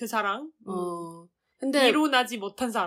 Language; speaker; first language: Korean; non-native, learner; Chinese